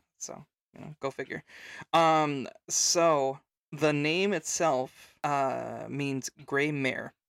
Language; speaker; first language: English; native; English